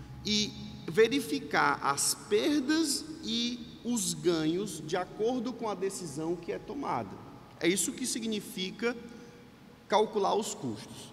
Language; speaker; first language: Portuguese; native; Portuguese